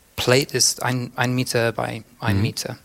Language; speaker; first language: German; non-native, learner; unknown